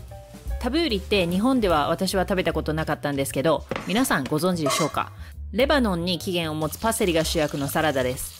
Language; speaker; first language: Japanese; native; Japanese